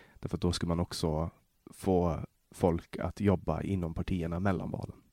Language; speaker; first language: Swedish; native; Swedish